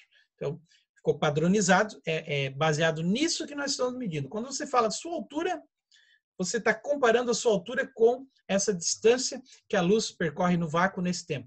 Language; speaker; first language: Portuguese; native; Portuguese